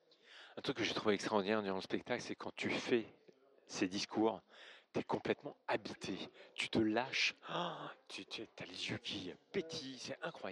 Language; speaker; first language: French; native; French